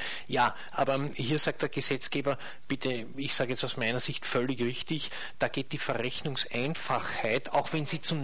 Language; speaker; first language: German; native; German